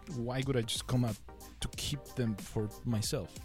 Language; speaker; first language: English; non-native, fluent; Spanish